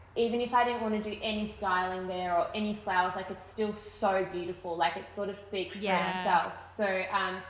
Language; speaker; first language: English; native; English